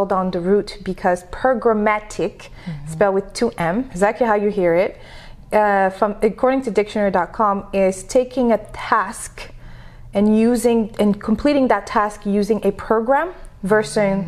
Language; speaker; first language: English; non-native, fluent; French